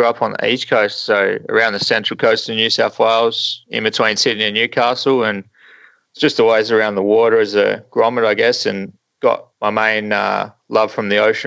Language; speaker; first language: English; native; English